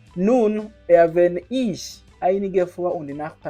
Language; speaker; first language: German; non-native, learner; Kinyarwanda